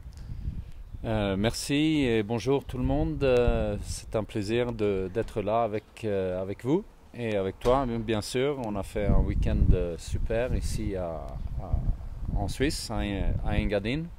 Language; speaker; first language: French; non-native, fluent; Swedish